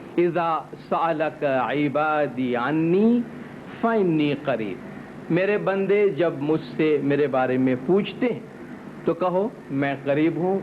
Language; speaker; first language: Urdu; non-native, local second language; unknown